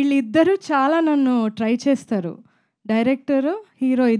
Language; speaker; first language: Telugu; non-native, fluent; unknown